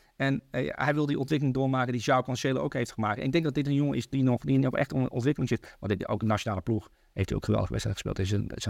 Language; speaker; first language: Dutch; early bilingual, other home language; Turkish